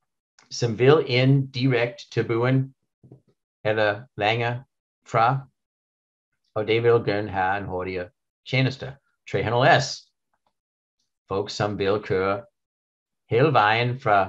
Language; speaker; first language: Danish; non-native, learner; English